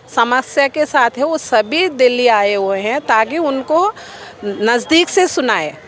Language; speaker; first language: Hindi; non-native, local second language; Telugu